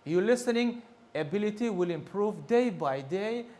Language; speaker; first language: English; non-native, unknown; Tajik